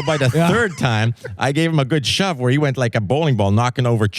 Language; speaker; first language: English; native; English